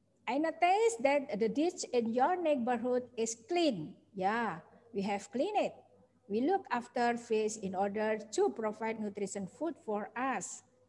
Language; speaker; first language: English; non-native, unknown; Javanese